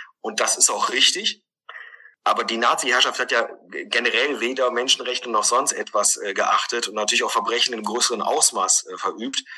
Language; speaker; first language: German; early bilingual, other home language; Greek